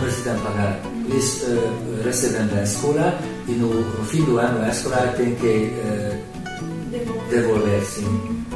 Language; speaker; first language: Portuguese; non-native, learner; Hungarian